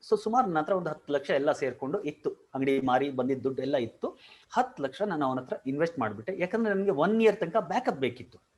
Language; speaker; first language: Kannada; non-native, local second language; Marwari